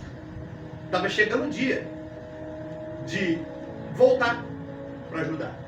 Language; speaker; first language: Portuguese; native; Portuguese